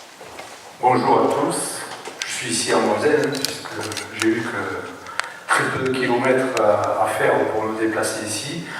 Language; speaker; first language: French; native; French